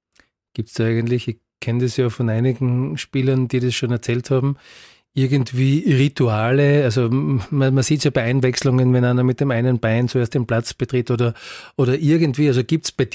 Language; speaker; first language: German; native; German